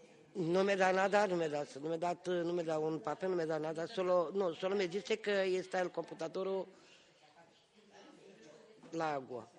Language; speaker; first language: Spanish; non-native, learner; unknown